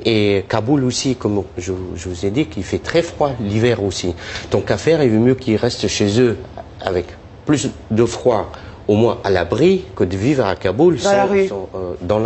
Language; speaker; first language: French; non-native, fluent; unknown